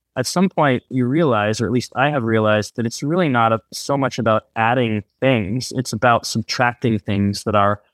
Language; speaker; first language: English; native; English